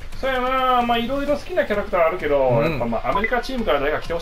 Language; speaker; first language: Japanese; native; Japanese